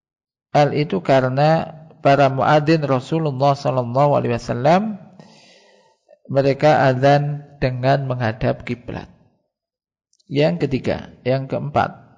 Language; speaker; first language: Indonesian; native; Indonesian